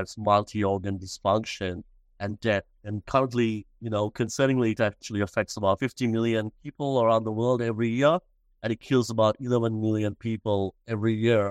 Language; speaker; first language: English; non-native, local second language; Sinhala